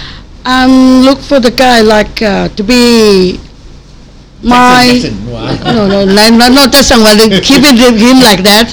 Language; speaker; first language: English; non-native, learner; Thai